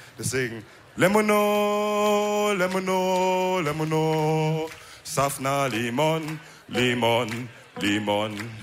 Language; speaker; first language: German; early bilingual, other home language; Wolof